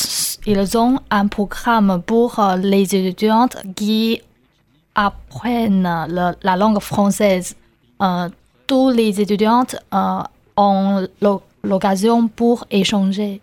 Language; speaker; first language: French; non-native, learner; Chinese